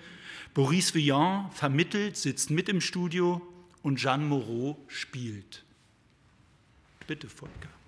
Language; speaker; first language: German; native; German